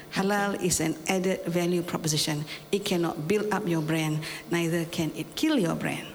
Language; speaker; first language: English; non-native, local second language; Malay